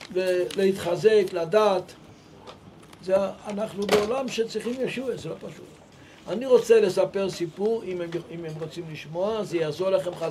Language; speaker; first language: Hebrew; non-native, local second language; Yiddish